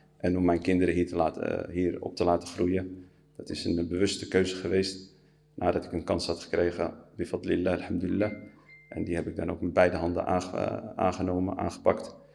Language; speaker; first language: Dutch; early bilingual, other home language; Riffian